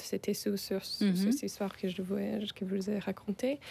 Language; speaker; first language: French; non-native, fluent; Italian